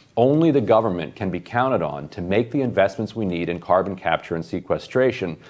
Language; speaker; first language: English; native; English